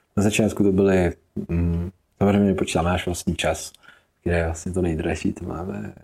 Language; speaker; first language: Czech; native; Czech